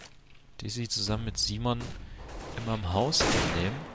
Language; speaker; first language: German; native; German